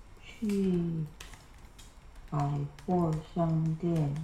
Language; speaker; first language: Chinese; non-native, learner; Korean